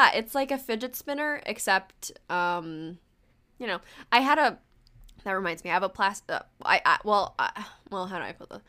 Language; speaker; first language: English; early bilingual, other home language; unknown